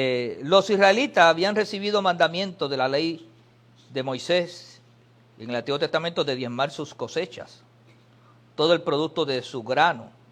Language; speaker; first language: Spanish; native; Spanish